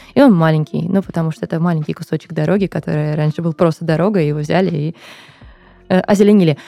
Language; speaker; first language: Russian; native; Russian